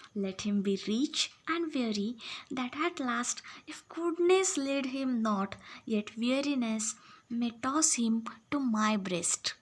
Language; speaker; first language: English; non-native, local second language; Marathi